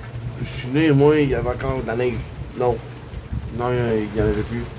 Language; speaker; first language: French; native; French